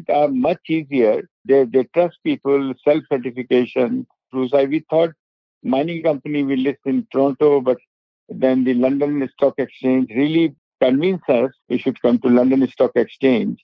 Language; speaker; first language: English; non-native, local second language; Hindi